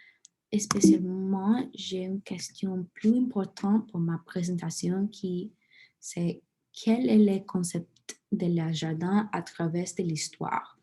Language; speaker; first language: French; non-native, learner; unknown